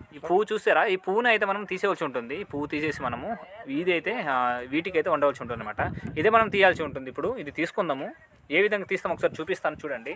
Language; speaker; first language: Telugu; non-native, local second language; Odia